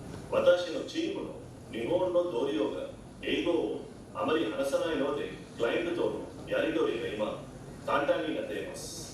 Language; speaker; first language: Japanese; non-native, learner; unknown